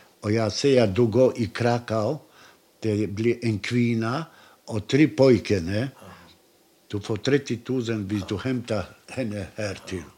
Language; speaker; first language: Swedish; non-native, learner; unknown